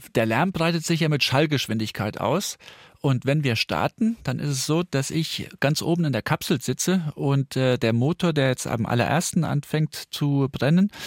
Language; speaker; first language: German; native; German